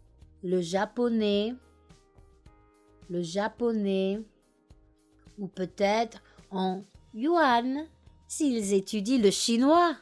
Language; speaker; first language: French; non-native, fluent; English